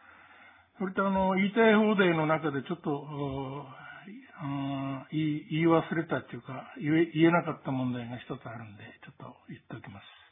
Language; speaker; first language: Japanese; native; Japanese